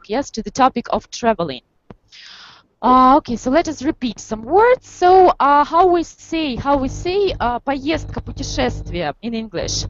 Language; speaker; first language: English; non-native, fluent; Russian